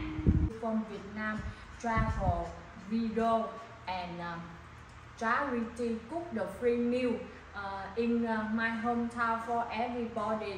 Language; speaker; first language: English; non-native, learner; Vietnamese